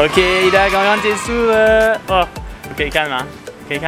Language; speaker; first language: Chinese; non-native, fluent; French